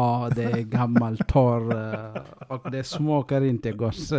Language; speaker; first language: Swedish; non-native, fluent; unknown